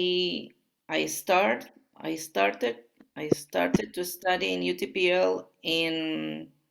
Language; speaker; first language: English; non-native, learner; Spanish